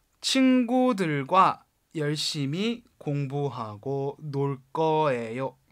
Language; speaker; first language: Korean; non-native, fluent; Chinese